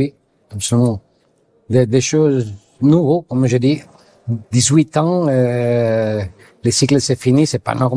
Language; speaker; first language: French; non-native, learner; Italian